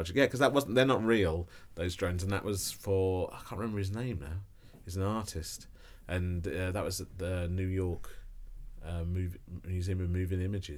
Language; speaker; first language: English; native; English